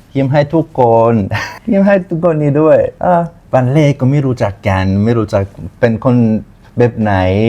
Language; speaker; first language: Thai; non-native, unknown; Persian